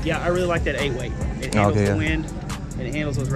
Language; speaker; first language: English; native; English